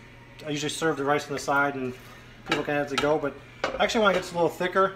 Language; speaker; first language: English; native; English